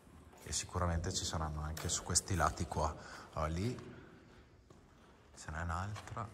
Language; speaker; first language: Italian; native; Italian